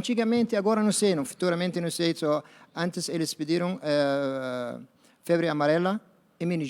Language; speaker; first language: Portuguese; non-native, learner; Arabic